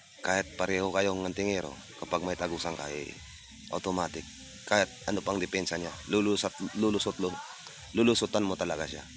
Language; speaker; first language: Filipino; non-native, local second language; Cebuano